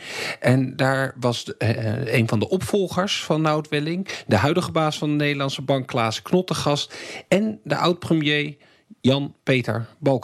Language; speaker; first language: Dutch; native; Dutch